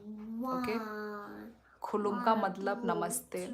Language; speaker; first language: Hindi; non-native, local second language; Kok Borok